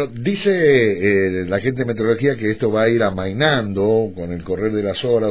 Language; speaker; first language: Spanish; native; Spanish